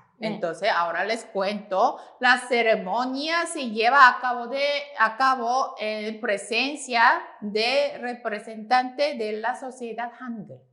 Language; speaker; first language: Spanish; non-native, fluent; Korean